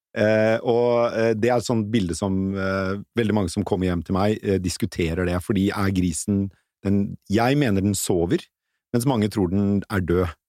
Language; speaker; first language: Norwegian; native; Norwegian